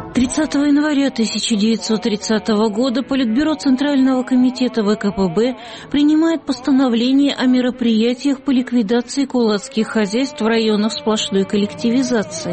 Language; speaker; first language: Russian; native; Russian